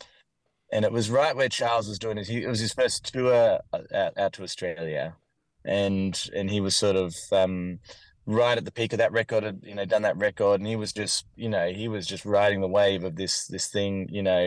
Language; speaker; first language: English; native; English